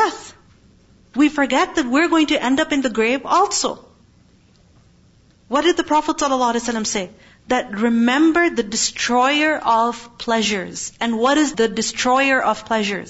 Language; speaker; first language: English; non-native, local second language; Urdu